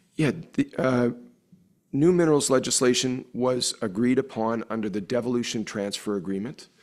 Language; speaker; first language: English; native; English